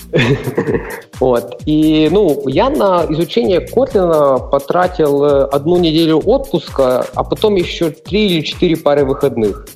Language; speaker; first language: Russian; non-native, local second language; Ukrainian